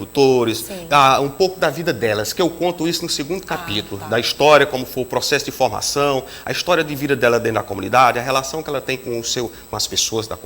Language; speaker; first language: Portuguese; native; Portuguese